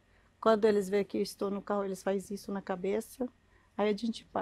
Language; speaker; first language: Portuguese; non-native, learner; Arabic